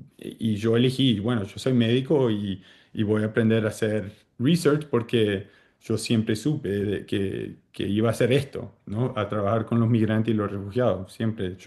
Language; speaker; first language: Spanish; early bilingual, heritage; Spanish